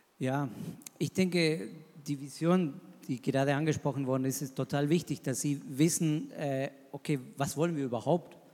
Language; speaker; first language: German; non-native, fluent; Spanish